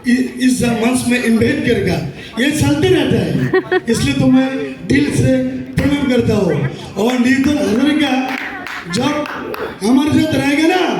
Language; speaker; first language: Hindi; non-native, local second language; Assamese